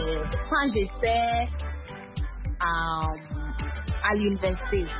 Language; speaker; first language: French; non-native, learner; Akan